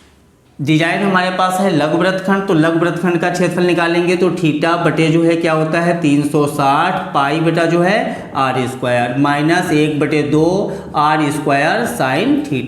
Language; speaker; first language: Hindi; native; Hindi